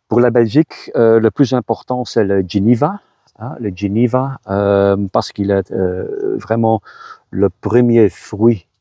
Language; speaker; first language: French; non-native, local second language; Dutch